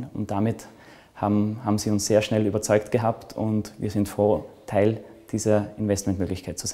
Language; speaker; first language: German; native; German